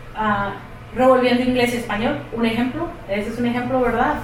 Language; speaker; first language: Spanish; native; Spanish